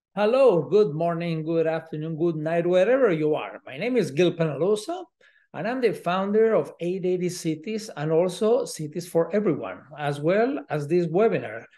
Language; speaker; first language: English; non-native, fluent; Spanish